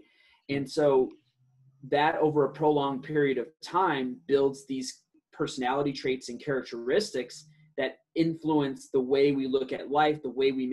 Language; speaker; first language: English; early bilingual, other home language; Aramaic